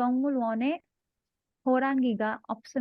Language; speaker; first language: Korean; non-native, learner; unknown